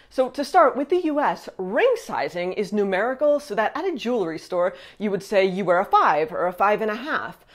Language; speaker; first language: English; native; English